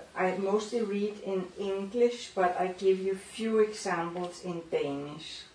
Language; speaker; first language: English; non-native, fluent; Danish